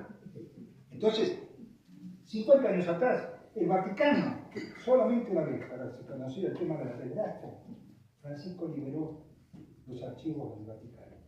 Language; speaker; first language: Spanish; native; Spanish